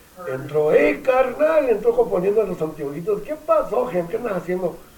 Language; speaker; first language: Spanish; early bilingual, heritage; Spanish